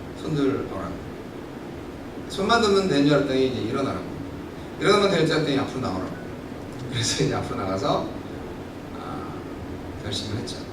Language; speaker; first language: Korean; native; Korean